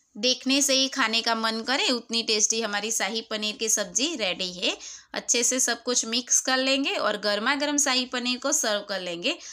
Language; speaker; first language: Hindi; non-native, local second language; Gujarati